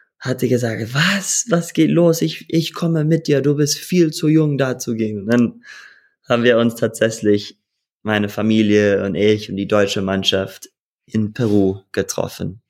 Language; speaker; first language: German; early bilingual, heritage; German